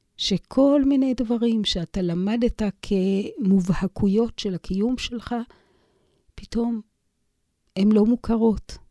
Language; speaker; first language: Hebrew; native; Hebrew